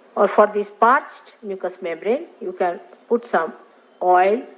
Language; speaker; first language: English; non-native, local second language; Marathi